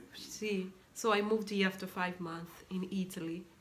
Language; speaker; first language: English; non-native, local second language; Swahili